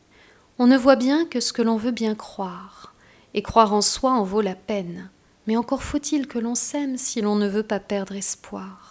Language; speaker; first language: French; native; French